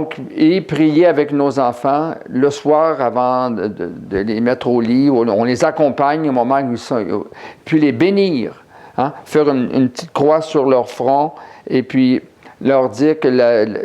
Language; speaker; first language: French; native; French